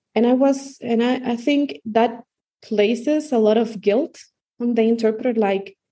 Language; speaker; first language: English; non-native, fluent; Spanish